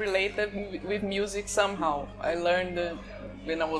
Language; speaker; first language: English; non-native, fluent; Portuguese